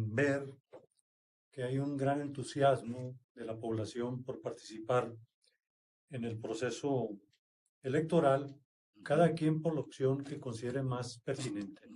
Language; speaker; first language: Spanish; native; Spanish